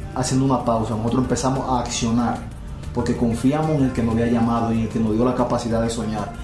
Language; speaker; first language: Spanish; native; Spanish